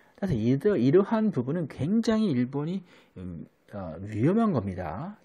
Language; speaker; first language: Korean; native; Korean